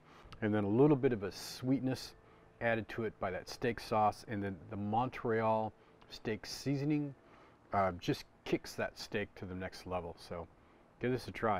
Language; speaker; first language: English; native; English